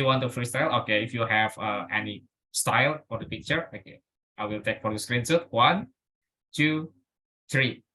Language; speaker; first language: English; non-native, learner; Indonesian